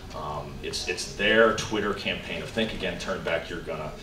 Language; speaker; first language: English; native; English